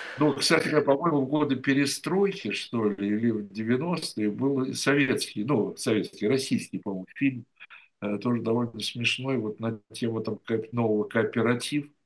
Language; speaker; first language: Russian; native; Russian